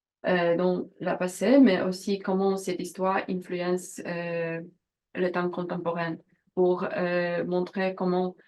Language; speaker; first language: French; non-native, learner; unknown